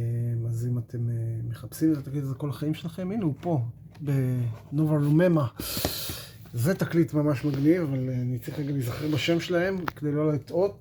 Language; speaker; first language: Hebrew; native; Hebrew